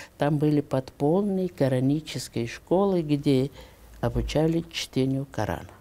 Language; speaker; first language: Russian; non-native, local second language; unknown